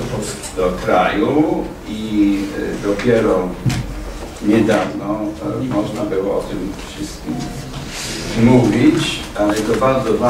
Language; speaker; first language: Polish; non-native, fluent; English